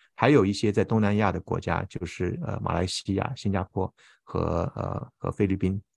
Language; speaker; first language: Chinese; native; Chinese